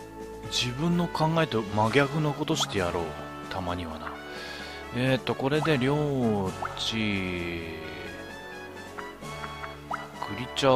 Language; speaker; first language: Japanese; native; Japanese